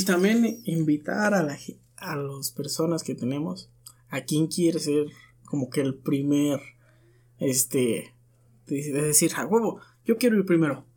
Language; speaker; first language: Spanish; native; Spanish